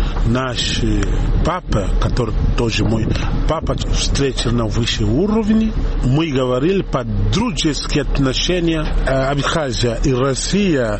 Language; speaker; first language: Russian; non-native, learner; Portuguese